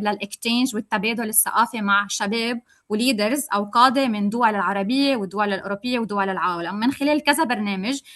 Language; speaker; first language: Arabic; native; Arabic